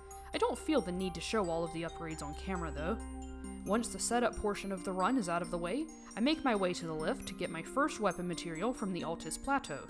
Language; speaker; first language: English; native; English